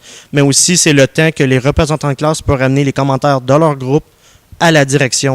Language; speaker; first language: French; native; French